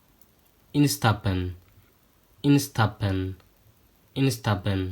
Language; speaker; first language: Dutch; non-native, fluent; Tigrinya